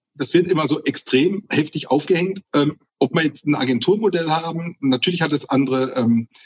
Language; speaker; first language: German; native; German